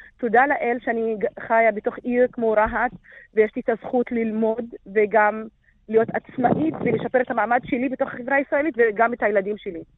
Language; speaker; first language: Hebrew; non-native, local second language; Arabic